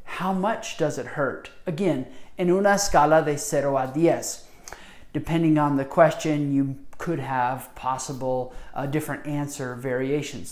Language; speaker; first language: English; native; English